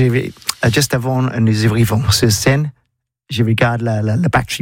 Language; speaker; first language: French; non-native, learner; English